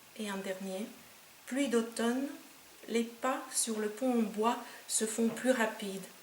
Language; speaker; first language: French; non-native, fluent; Romanian